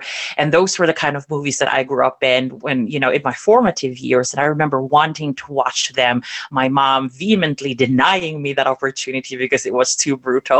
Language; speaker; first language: English; non-native, local second language; German